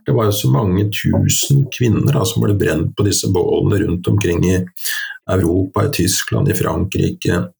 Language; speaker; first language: Norwegian; native; Norwegian